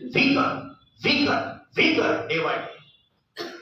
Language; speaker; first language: English; non-native, local second language; Hindi